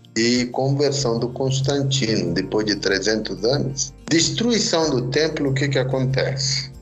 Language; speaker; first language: Portuguese; non-native, fluent; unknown